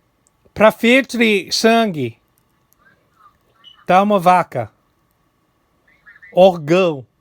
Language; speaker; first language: Portuguese; non-native, learner; English